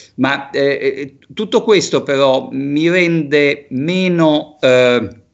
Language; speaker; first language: Italian; native; Italian